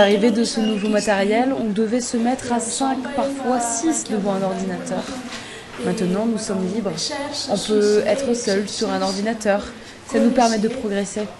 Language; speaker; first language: French; native; French